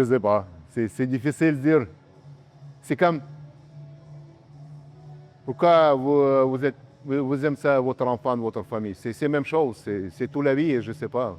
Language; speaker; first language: French; non-native, learner; Russian